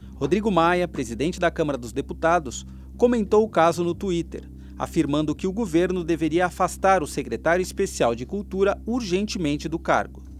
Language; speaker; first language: Portuguese; native; Portuguese